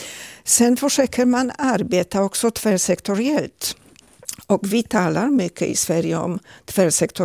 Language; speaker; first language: Swedish; non-native, fluent; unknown